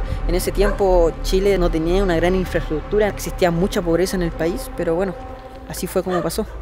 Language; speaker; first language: Spanish; native; Spanish